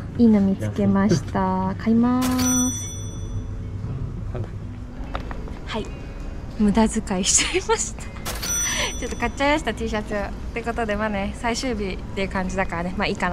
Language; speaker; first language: Japanese; native; Japanese